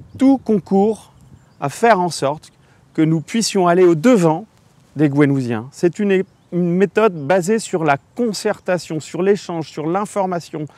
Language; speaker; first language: French; native; French